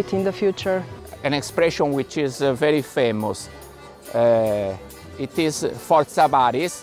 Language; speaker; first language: English; non-native, learner; Italian